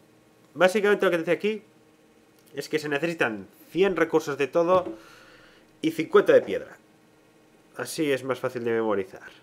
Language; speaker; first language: Spanish; native; Spanish